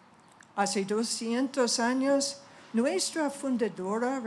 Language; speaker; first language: Spanish; non-native, fluent; English